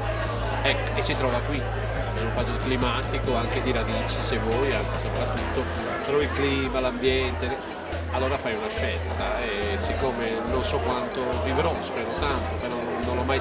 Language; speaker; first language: Italian; native; Italian